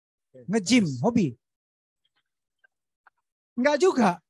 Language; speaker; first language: Indonesian; native; Indonesian